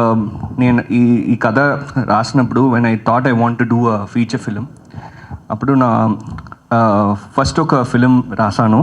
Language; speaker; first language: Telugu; early bilingual, heritage; Telugu